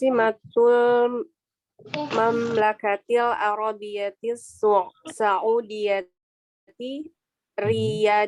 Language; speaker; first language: Arabic; non-native, learner; Indonesian